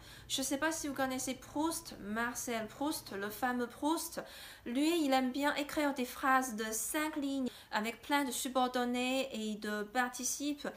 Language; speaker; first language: French; non-native, fluent; Chinese